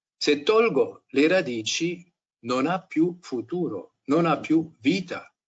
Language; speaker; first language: Italian; non-native, fluent; German